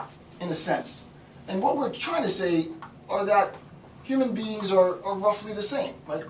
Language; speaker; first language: English; native; English